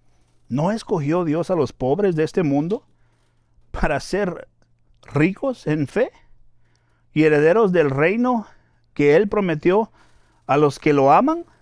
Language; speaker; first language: Spanish; native; Spanish